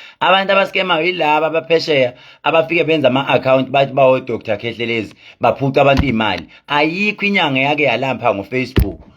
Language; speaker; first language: Zulu; native; Zulu